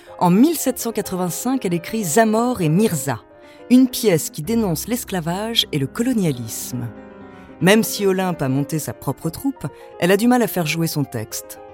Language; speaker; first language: French; native; French